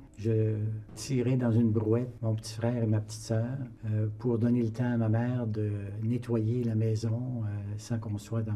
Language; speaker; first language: French; native; French